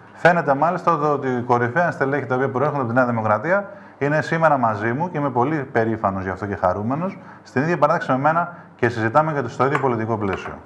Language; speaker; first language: Greek; native; Greek